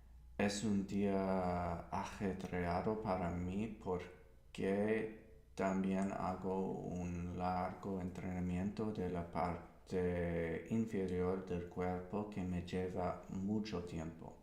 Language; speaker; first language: Spanish; non-native, learner; English